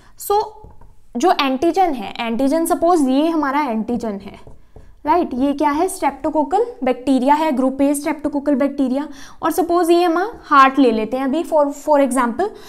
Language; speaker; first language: Hindi; native; Hindi